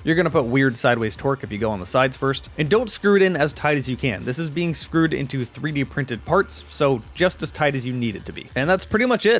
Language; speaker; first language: English; native; English